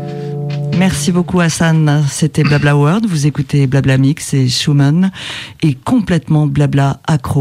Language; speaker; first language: French; native; French